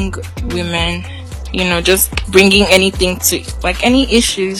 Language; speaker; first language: English; non-native, local second language; Igbo